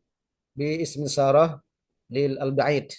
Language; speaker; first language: Arabic; non-native, fluent; Indonesian